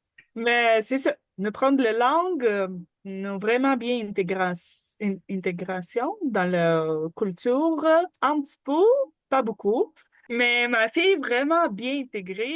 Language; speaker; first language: French; non-native, learner; Ukrainian